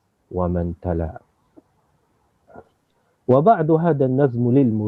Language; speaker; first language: Arabic; non-native, fluent; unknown